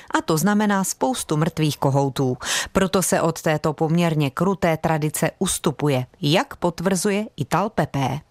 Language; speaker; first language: Czech; native; Czech